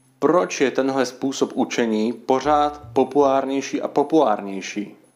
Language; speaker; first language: Czech; native; Czech